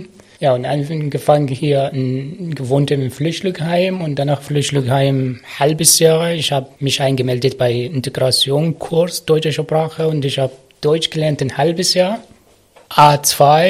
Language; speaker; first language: German; non-native, learner; Arabic